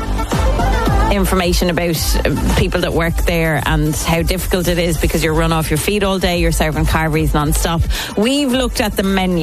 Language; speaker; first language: English; native; English